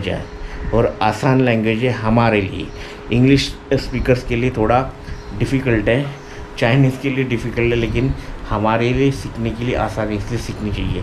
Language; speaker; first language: Hindi; non-native, local second language; Marathi